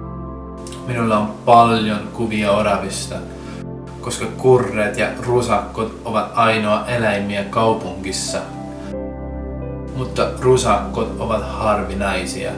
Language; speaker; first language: Finnish; non-native, learner; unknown